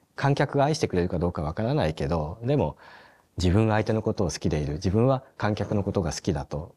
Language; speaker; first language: Japanese; native; Japanese